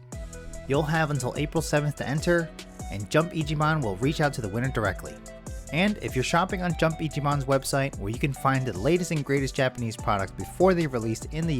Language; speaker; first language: English; native; English